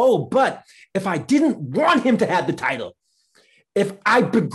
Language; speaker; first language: English; native; English